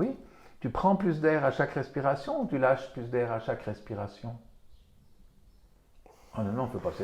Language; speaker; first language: French; native; French